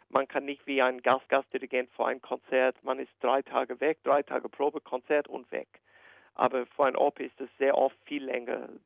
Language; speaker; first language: German; non-native, fluent; English